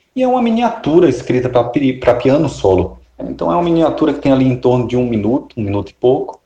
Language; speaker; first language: Portuguese; native; Portuguese